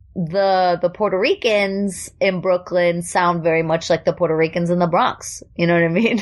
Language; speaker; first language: English; early bilingual, other home language; German